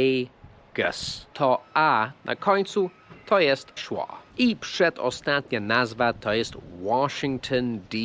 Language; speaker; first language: Polish; non-native, fluent; English